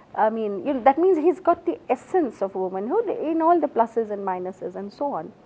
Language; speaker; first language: English; non-native, local second language; Assamese